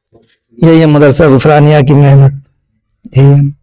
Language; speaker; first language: Urdu; native; Urdu